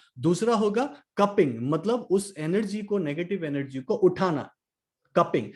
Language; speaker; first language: Hindi; non-native, local second language; Nepali